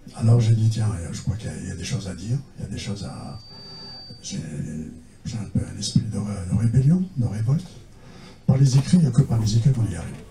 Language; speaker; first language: French; non-native, local second language; Kabyle